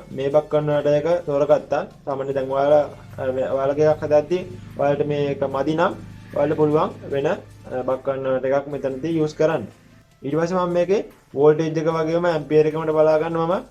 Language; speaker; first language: Sinhala; native; Sinhala